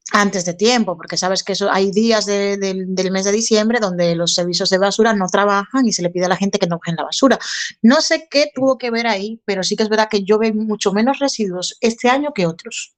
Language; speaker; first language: Spanish; native; Spanish